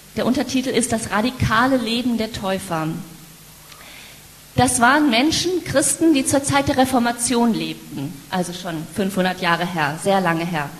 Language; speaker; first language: German; native; German